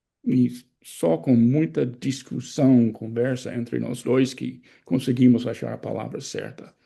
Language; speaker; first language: Portuguese; non-native, fluent; English